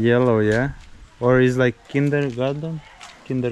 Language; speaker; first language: English; non-native, learner; Russian